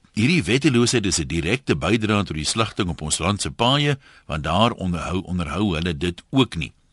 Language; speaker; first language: Afrikaans; native; Afrikaans